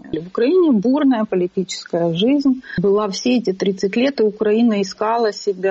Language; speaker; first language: Russian; native; Russian